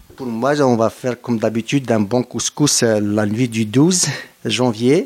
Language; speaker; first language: French; non-native, local second language; Kabyle